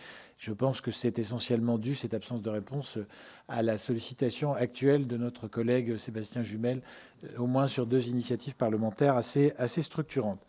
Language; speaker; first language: French; native; French